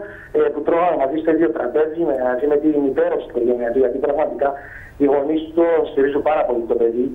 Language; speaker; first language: Greek; native; Greek